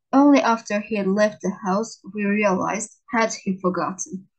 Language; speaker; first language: English; non-native, fluent; Azerbaijani